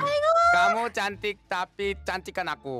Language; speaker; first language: Indonesian; non-native, learner; Korean